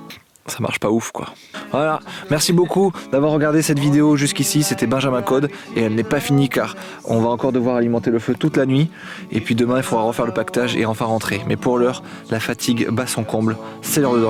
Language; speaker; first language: French; native; French